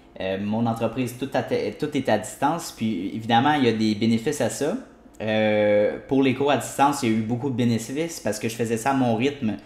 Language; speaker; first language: French; native; French